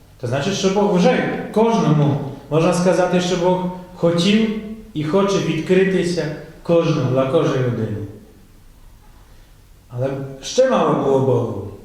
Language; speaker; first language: Ukrainian; non-native, fluent; Polish